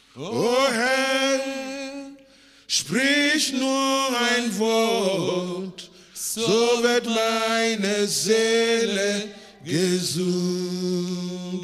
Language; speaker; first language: German; non-native, learner; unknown